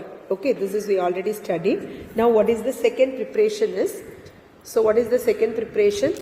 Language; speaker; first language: English; non-native, local second language; Tamil